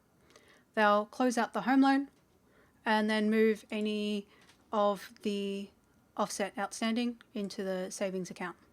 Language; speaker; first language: English; native; English